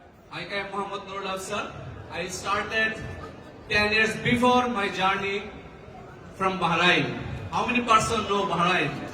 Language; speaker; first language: English; non-native, local second language; Bangla